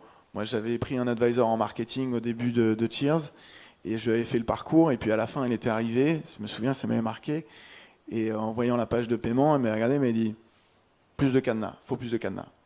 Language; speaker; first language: French; native; French